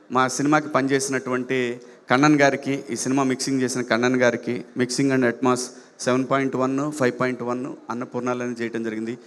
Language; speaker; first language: Telugu; native; Telugu